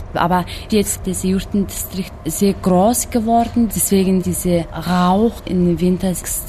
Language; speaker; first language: German; non-native, fluent; Mongolian